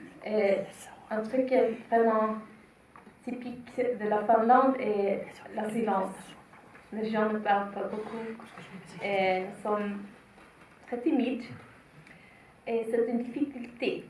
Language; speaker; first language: French; non-native, fluent; Finnish